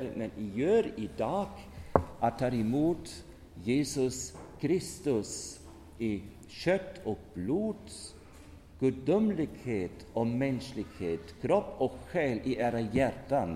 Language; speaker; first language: Swedish; non-native, fluent; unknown